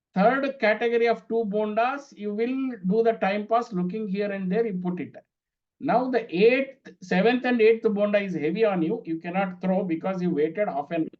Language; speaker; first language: English; non-native, local second language; Kannada